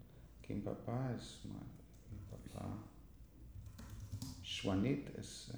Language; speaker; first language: Spanish; non-native, learner; English